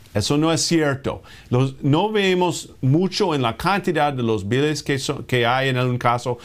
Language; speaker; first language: Spanish; non-native, fluent; English